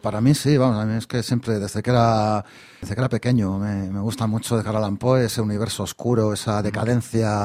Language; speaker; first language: Spanish; native; Spanish